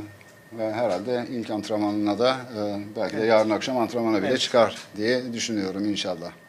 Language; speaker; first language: Turkish; native; Turkish